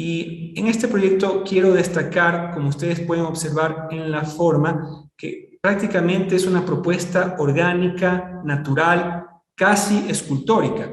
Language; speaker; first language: Spanish; native; Spanish